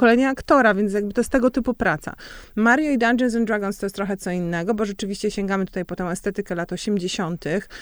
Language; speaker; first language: Polish; native; Polish